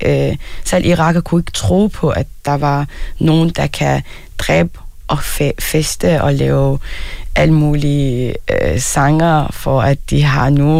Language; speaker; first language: Danish; early bilingual, other home language; Arabic